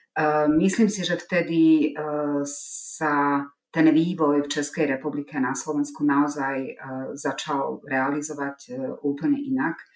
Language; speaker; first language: Slovak; non-native, local second language; Hungarian